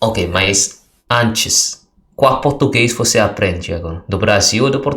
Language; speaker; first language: Portuguese; non-native, fluent; Indonesian